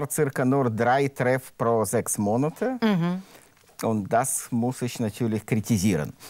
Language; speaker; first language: German; non-native, learner; Russian